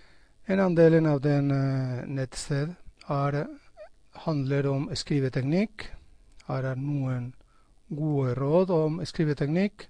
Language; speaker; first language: Norwegian; non-native, fluent; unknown